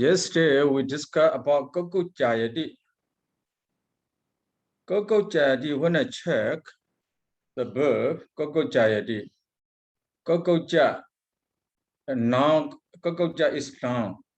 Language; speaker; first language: English; non-native, learner; Burmese